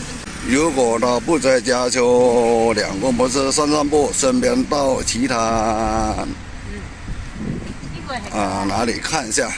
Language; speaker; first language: Chinese; non-native, local second language; Cantonese